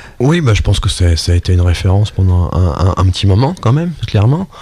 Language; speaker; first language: French; native; French